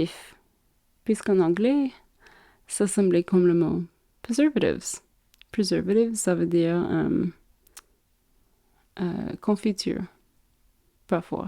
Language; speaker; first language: French; non-native, learner; English